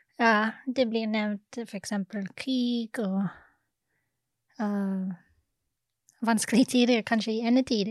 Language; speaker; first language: Norwegian; non-native, fluent; English